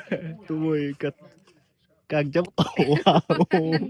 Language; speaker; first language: Russian; non-native, learner; Bangla